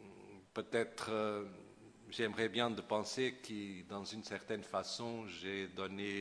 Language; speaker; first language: French; non-native, fluent; Portuguese